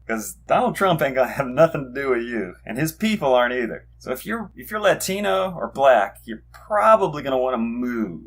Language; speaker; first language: English; native; English